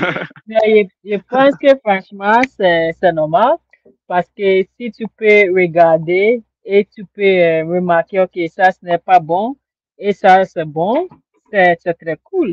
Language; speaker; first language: French; non-native, learner; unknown